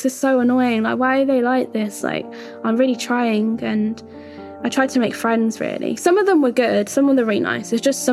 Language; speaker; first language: English; native; English